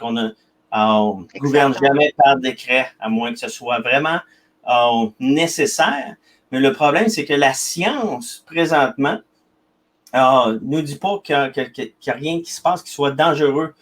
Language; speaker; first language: French; native; French